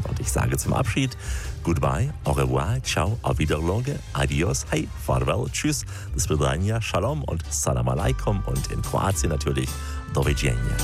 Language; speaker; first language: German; native; German